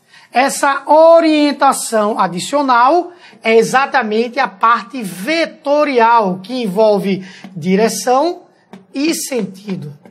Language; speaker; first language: Portuguese; native; Portuguese